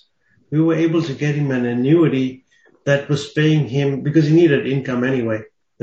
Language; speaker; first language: English; native; English